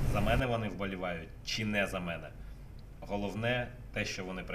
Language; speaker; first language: Polish; non-native, learner; Ukrainian